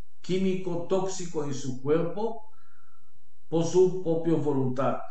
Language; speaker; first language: Spanish; non-native, learner; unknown